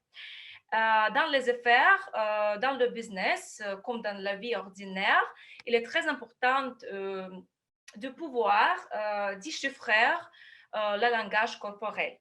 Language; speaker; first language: French; non-native, fluent; Russian